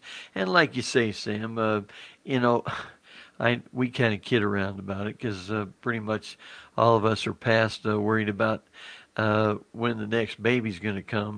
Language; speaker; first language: English; native; English